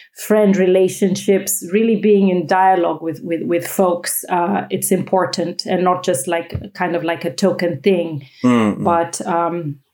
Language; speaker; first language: English; native; English